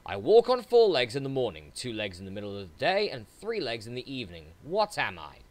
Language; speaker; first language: English; native; English